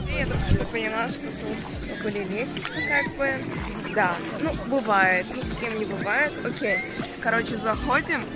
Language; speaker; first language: Russian; non-native, local second language; Azerbaijani